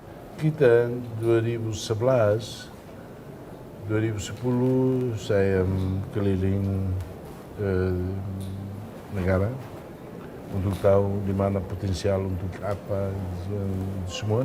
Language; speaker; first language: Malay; non-native, fluent; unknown